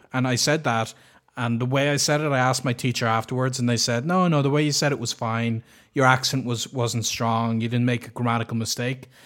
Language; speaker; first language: English; native; English